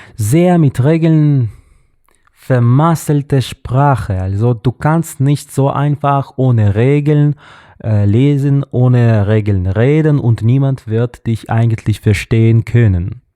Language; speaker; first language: German; non-native, learner; Russian